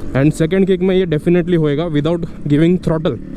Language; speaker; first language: Hindi; non-native, local second language; Odia